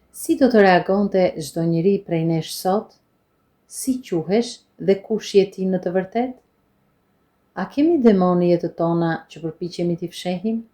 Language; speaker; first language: Albanian; non-native, fluent; English